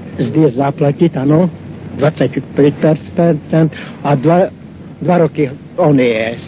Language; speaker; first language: Slovak; non-native, local second language; Hungarian